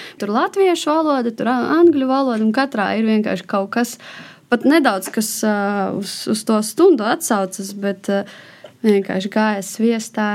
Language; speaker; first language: Latvian; non-native, local second language; Russian